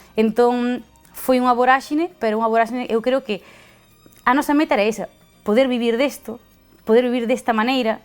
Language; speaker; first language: Galician; native; Galician